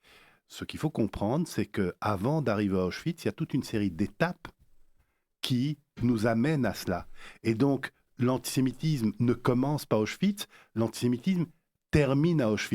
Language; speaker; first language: French; native; French